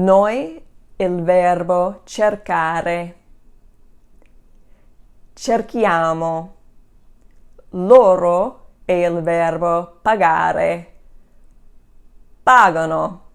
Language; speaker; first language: Italian; non-native, fluent; English